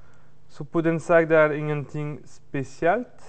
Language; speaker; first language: Norwegian; non-native, learner; French